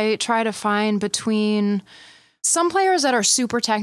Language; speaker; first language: English; native; English